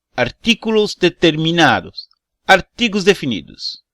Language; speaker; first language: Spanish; non-native, learner; Portuguese